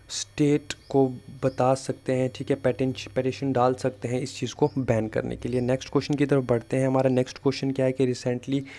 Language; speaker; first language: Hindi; non-native, local second language; Kashmiri